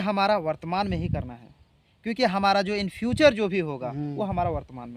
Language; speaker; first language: Hindi; native; Hindi